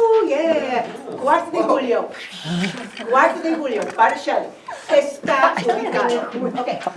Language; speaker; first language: Spanish; non-native, fluent; English